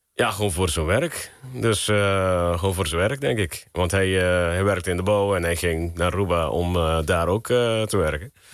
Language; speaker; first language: Dutch; non-native, local second language; Papiamento